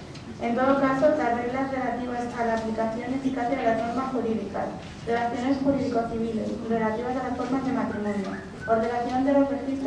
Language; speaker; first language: Spanish; native; Spanish